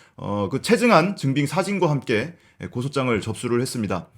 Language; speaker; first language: Korean; native; Korean